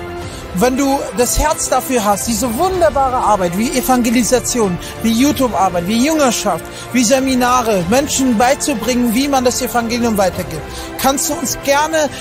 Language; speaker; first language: German; non-native, fluent; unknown